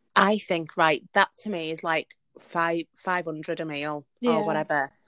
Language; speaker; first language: English; native; English